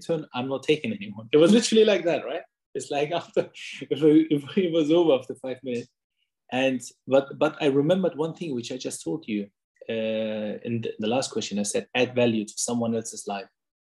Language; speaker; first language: English; non-native, fluent; German